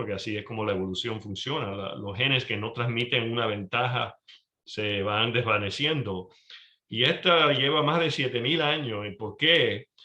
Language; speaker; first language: Spanish; early bilingual, heritage; Spanish